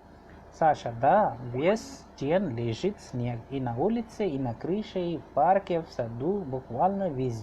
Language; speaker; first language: Russian; non-native, fluent; Hindi